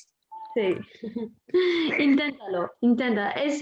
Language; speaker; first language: Spanish; non-native, fluent; French